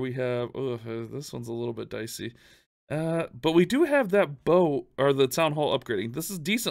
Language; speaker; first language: English; native; English